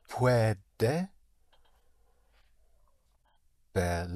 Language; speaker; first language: Spanish; non-native, learner; English